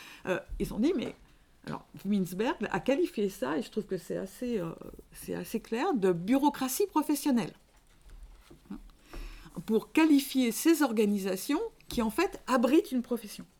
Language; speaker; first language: French; native; French